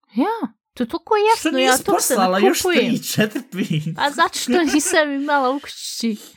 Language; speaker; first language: Bosnian; native; Bosnian